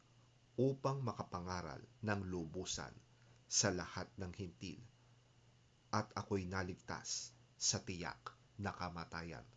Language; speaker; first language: Filipino; native; Filipino